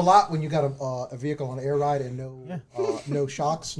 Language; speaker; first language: English; native; English